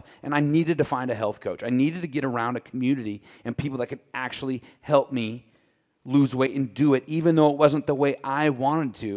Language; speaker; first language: English; native; English